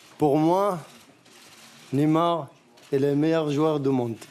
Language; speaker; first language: French; non-native, learner; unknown